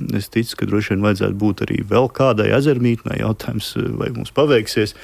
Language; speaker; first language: Latvian; native; Latvian